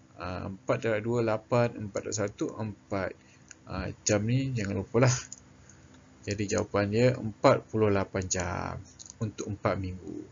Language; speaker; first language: Malay; native; Malay